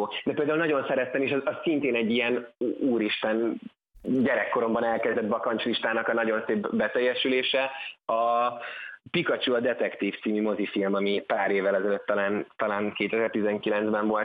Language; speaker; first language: Hungarian; native; Hungarian